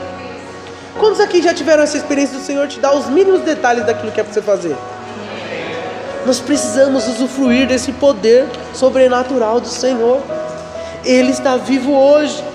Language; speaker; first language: Portuguese; native; Portuguese